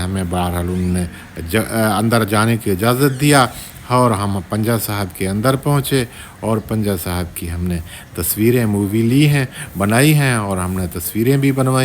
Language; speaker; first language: Hindi; non-native, local second language; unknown